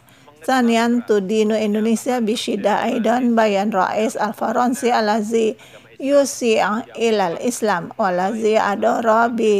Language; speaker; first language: Arabic; non-native, fluent; Indonesian